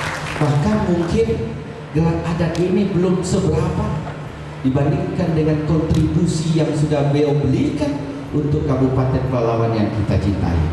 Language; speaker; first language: Indonesian; native; Indonesian